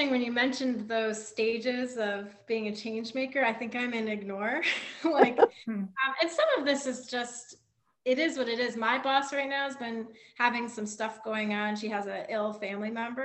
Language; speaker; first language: English; native; English